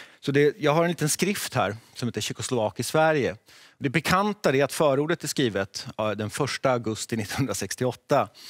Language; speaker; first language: Swedish; early bilingual, other home language; Czech